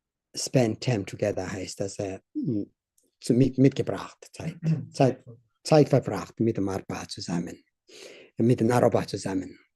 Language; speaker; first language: German; non-native, learner; Tibetan